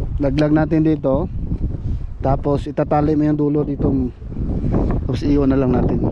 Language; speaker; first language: Filipino; non-native, local second language; Cebuano